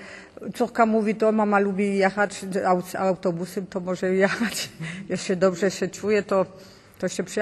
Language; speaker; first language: Polish; early bilingual, heritage; Polish